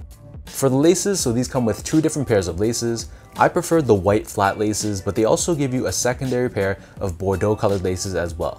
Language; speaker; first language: English; native; English